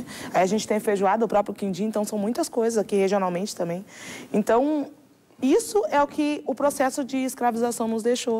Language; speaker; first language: Portuguese; native; Portuguese